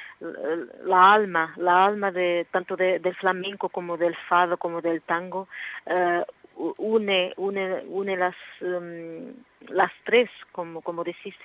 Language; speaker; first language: Spanish; non-native, learner; Portuguese